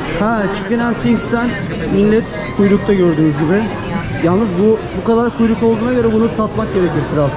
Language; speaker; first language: Turkish; native; Turkish